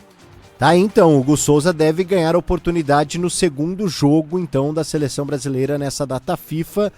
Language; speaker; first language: Portuguese; native; Portuguese